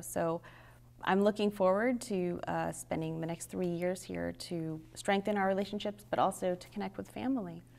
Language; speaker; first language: English; native; English